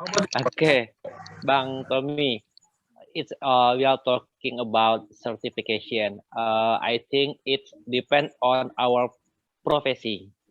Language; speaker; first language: English; non-native, learner; Indonesian